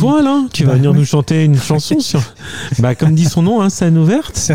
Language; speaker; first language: French; native; French